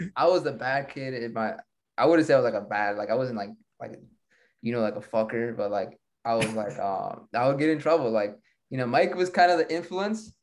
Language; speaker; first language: English; early bilingual, other home language; Spanish